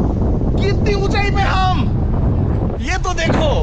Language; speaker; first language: Hindi; non-native, learner; Bangla